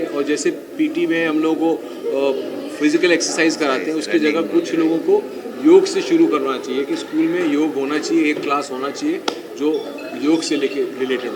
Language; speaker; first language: Hindi; native; Hindi